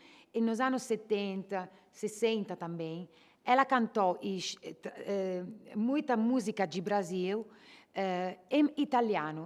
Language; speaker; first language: Portuguese; non-native, fluent; Italian